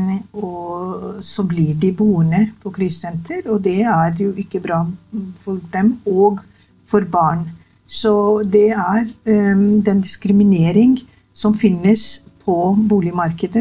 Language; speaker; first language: Norwegian; non-native, fluent; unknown